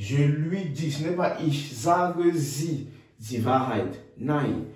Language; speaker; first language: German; non-native, fluent; French